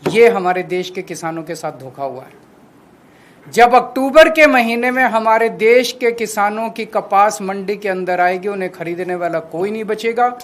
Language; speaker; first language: Hindi; native; Hindi